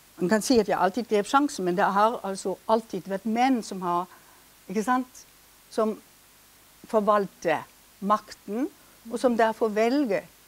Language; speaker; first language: Norwegian; non-native, fluent; German